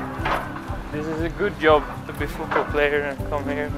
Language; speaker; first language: English; non-native, fluent; Swedish